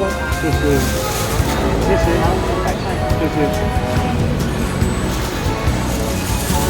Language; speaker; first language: Chinese; non-native, fluent; Italian